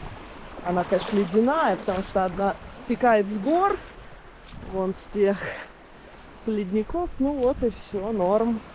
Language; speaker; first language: Russian; native; Russian